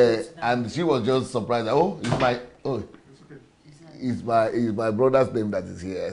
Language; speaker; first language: English; non-native, local second language; Yoruba